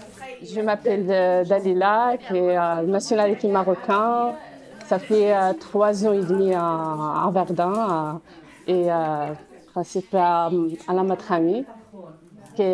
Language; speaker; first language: French; non-native, learner; Arabic